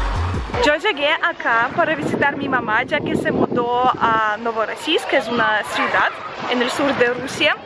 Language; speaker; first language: Spanish; non-native, fluent; Russian